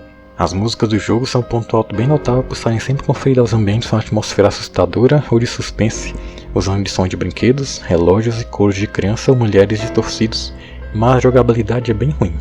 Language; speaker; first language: Portuguese; native; Portuguese